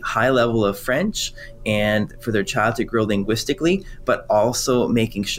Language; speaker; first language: English; non-native, fluent; French